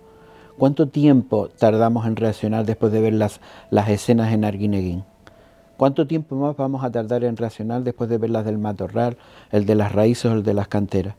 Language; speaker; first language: Spanish; native; Spanish